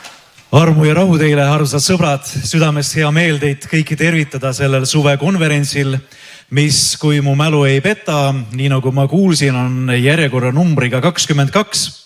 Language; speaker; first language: Estonian; native; Estonian